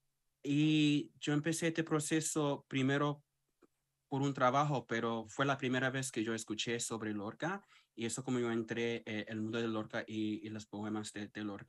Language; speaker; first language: Spanish; early bilingual, heritage; English